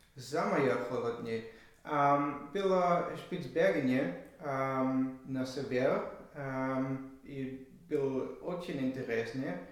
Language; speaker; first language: Russian; non-native, learner; German